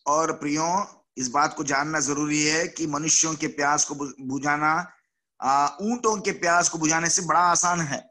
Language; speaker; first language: Hindi; non-native, local second language; Telugu